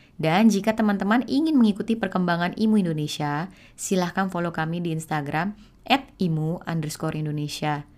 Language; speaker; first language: Indonesian; native; Indonesian